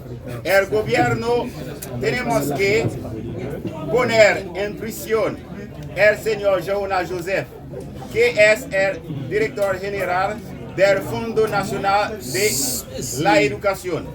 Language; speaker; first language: Spanish; non-native, local second language; Haitian Creole